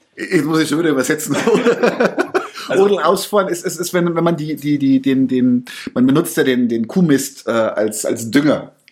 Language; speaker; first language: German; native; German